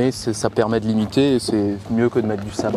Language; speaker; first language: French; native; French